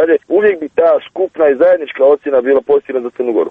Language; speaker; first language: Serbian; native; Serbian